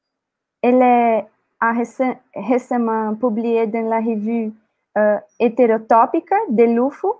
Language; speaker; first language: French; non-native, learner; Portuguese